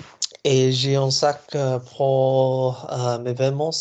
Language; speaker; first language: French; non-native, learner; English